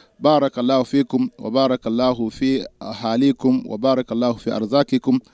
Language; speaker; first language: Arabic; non-native, fluent; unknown